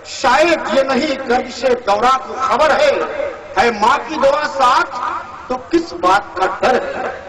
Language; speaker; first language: Urdu; native; Urdu